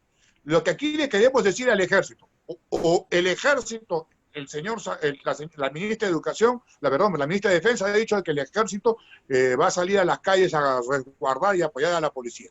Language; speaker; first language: Spanish; native; Spanish